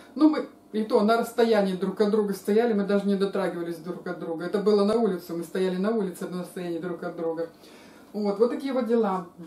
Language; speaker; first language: Russian; native; Russian